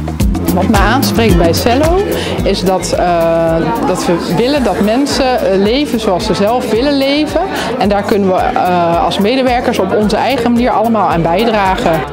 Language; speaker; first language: Dutch; native; Dutch